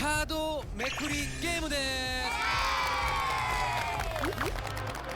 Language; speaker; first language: Japanese; non-native, learner; Korean